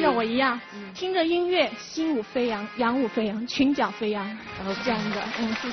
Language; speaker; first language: Chinese; native; Chinese